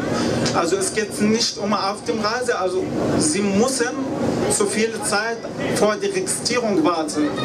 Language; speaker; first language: German; non-native, learner; Arabic